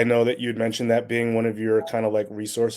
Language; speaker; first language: English; native; English